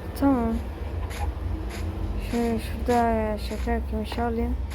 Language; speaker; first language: Turkish; early bilingual, other home language; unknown